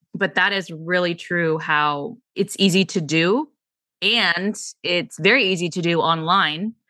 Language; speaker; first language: English; native; English